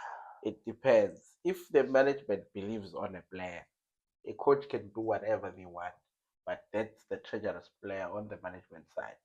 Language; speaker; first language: English; non-native, local second language; Zulu